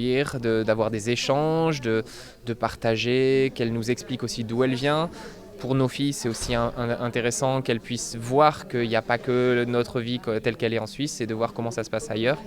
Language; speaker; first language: French; native; French